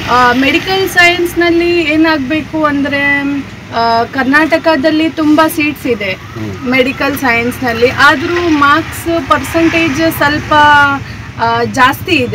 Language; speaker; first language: Kannada; non-native, local second language; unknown